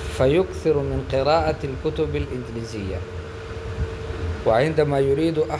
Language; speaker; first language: Arabic; non-native, fluent; Urdu